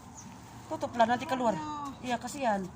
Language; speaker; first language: Indonesian; non-native, learner; Cebuano